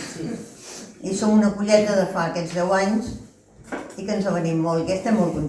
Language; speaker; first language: Catalan; non-native, fluent; Spanish